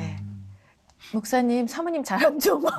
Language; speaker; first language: Korean; native; Korean